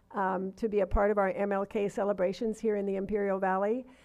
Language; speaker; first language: English; native; English